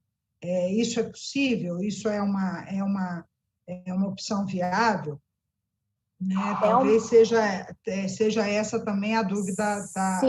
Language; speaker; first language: Portuguese; native; Portuguese